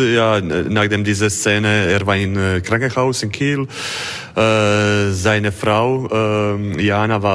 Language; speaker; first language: German; non-native, fluent; Croatian